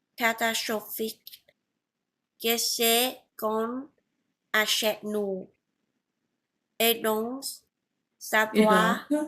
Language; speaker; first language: French; non-native, learner; Vietnamese